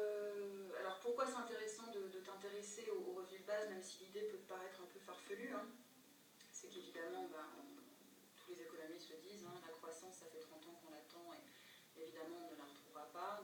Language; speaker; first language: French; native; French